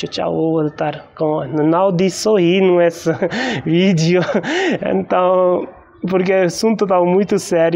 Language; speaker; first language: Portuguese; non-native, learner; Hindi